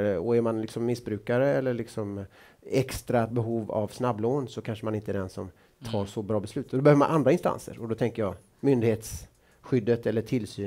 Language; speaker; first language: Swedish; native; Swedish